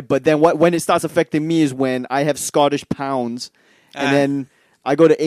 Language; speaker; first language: English; non-native, local second language; Chinese